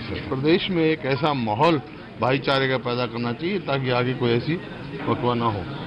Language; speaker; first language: Hindi; native; Hindi